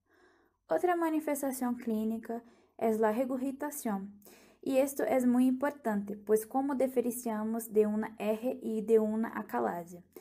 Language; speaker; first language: Portuguese; non-native, learner; Spanish